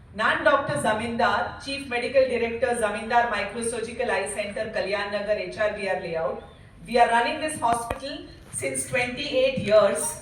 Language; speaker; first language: Kannada; non-native, learner; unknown